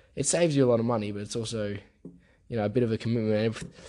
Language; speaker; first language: English; early bilingual, other home language; German